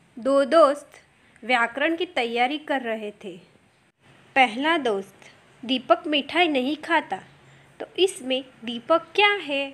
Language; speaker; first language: Hindi; non-native, local second language; Gujarati